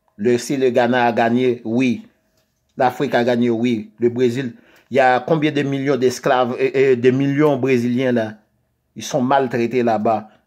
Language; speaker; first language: French; non-native, local second language; Haitian Creole